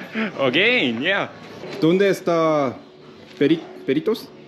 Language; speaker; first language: Spanish; non-native, learner; Korean